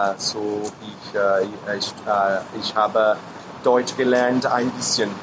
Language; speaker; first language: German; non-native, learner; Portuguese